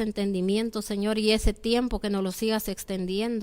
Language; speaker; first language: Spanish; native; Spanish